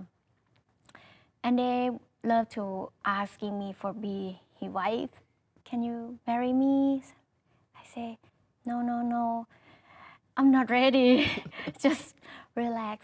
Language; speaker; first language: English; non-native, learner; Thai